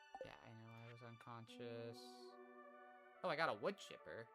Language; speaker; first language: English; native; English